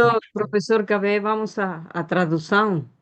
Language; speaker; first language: Portuguese; non-native, learner; Spanish